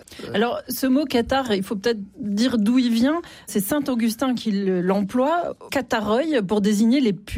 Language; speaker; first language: French; native; French